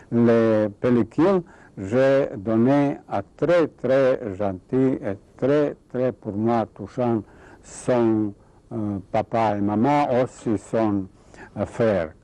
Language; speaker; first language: French; non-native, fluent; Serbian